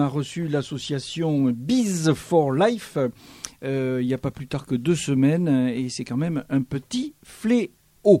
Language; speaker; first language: French; native; French